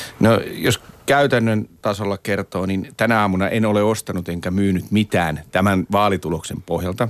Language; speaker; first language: Finnish; native; Finnish